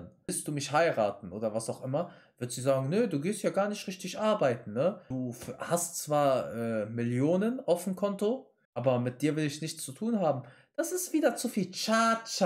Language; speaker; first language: German; native; German